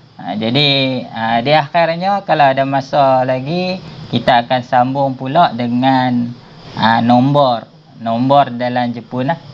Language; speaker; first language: Malay; native; Malay